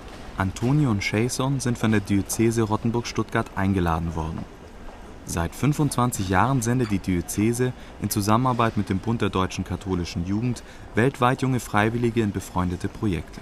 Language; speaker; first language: German; native; German